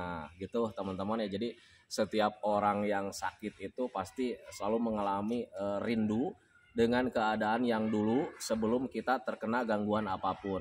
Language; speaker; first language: Indonesian; native; Indonesian